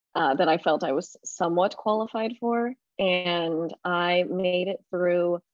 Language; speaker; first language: English; native; English